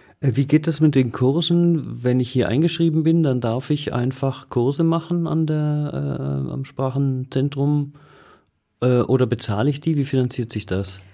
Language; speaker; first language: German; native; German